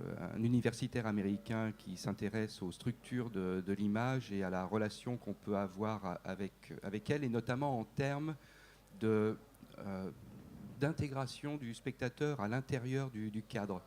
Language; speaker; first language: French; native; French